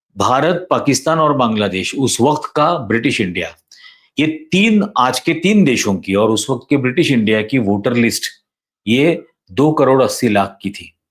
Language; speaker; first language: Hindi; non-native, local second language; Marathi